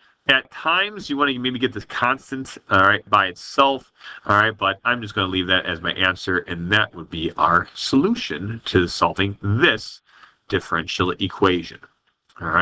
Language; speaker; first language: English; native; English